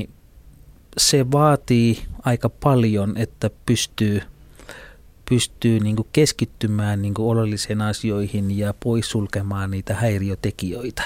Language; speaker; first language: Finnish; non-native, fluent; Tamil